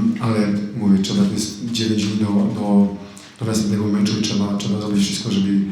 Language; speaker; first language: Polish; non-native, fluent; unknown